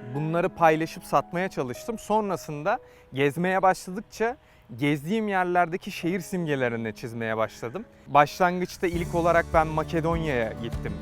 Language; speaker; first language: Turkish; native; Turkish